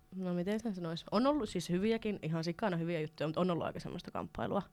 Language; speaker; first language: Finnish; non-native, local second language; Swedish